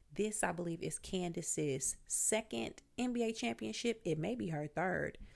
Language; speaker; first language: English; native; English